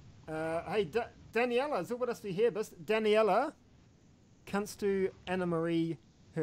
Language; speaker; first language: German; non-native, learner; English